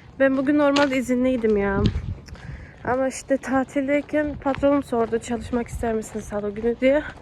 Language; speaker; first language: Turkish; early bilingual, heritage; Turkish